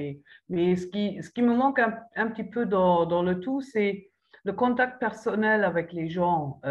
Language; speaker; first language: French; non-native, local second language; Luxembourgish